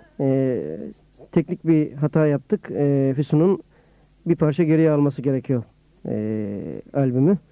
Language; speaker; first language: Turkish; native; Turkish